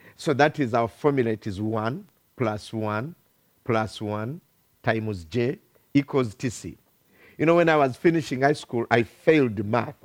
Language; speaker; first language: English; non-native, local second language; Ganda